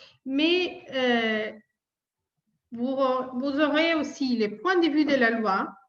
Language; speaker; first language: French; non-native, fluent; Italian